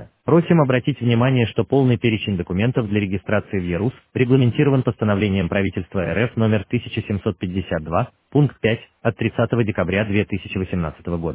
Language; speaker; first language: Russian; native; Russian